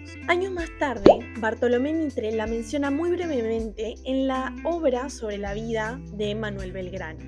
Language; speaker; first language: Spanish; native; Spanish